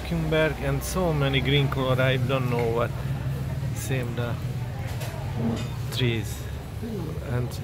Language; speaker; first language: English; non-native, learner; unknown